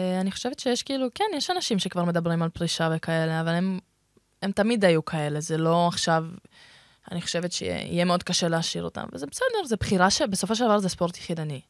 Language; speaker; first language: Hebrew; early bilingual, other home language; Russian